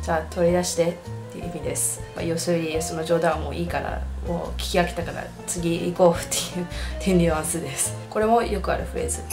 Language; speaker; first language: Japanese; early bilingual, heritage; Japanese